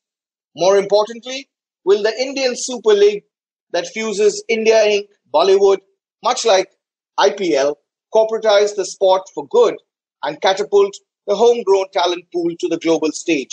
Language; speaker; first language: English; non-native, local second language; Bangla